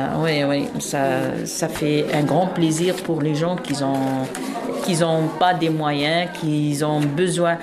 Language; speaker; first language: French; non-native, local second language; Arabic